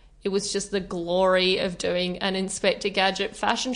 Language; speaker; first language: English; native; English